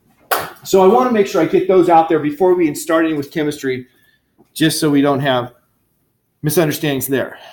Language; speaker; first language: English; native; English